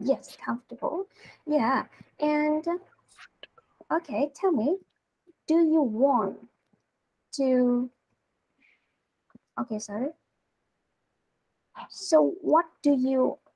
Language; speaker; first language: English; non-native, learner; Vietnamese